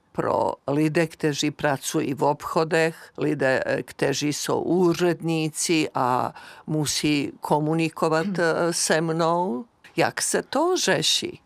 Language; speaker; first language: Czech; non-native, fluent; Serbian